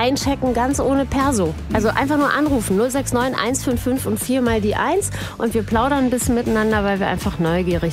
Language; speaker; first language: German; native; German